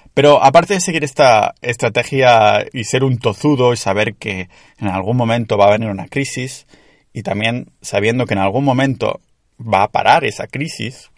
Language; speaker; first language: Spanish; native; Spanish